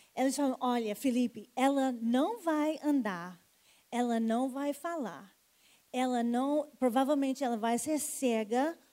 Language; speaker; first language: Portuguese; non-native, fluent; English